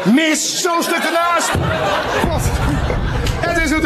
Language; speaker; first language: Dutch; native; Dutch